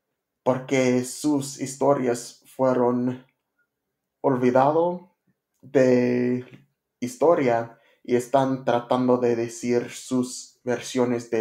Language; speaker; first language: Spanish; non-native, learner; English